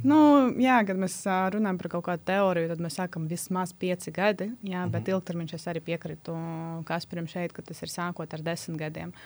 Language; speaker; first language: Latvian; non-native, local second language; Russian